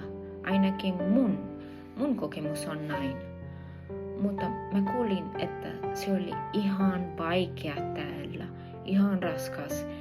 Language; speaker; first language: Finnish; non-native, learner; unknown